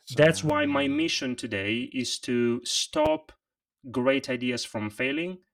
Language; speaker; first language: English; non-native, fluent; Italian